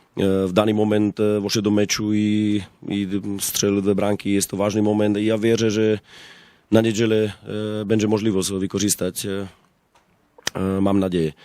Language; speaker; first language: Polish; non-native, learner; Slovak